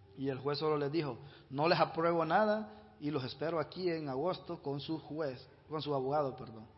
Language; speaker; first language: Spanish; native; Spanish